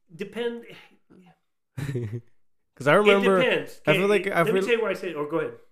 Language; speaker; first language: English; early bilingual, other home language; Spanish